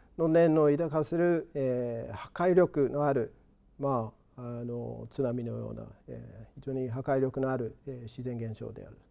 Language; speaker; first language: Japanese; non-native, fluent; English